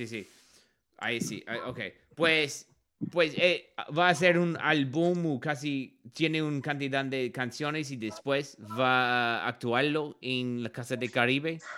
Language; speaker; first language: Spanish; non-native, learner; English